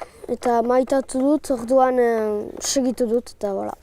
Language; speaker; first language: Basque; non-native, local second language; French